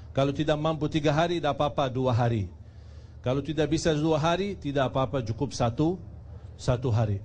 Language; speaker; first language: Indonesian; non-native, fluent; Arabic